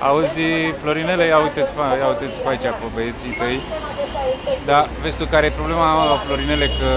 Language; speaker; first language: Romanian; native; Romanian